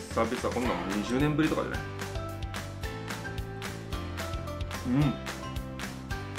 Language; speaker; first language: Japanese; native; Japanese